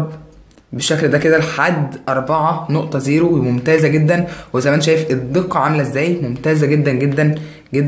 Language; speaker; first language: Arabic; native; Arabic